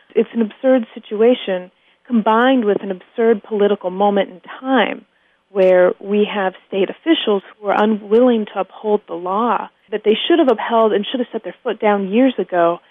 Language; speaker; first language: English; native; English